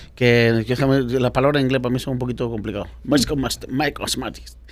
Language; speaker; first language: Spanish; native; Spanish